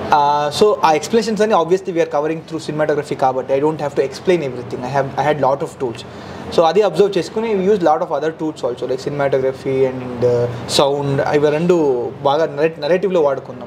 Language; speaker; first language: Telugu; native; Telugu